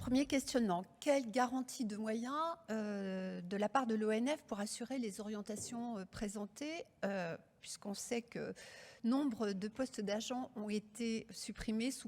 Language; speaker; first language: French; native; French